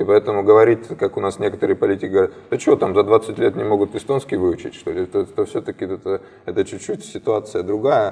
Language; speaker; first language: Russian; native; Russian